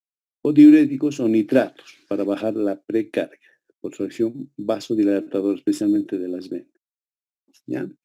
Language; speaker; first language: Spanish; native; Spanish